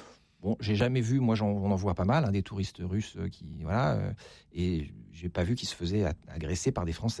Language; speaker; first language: French; native; French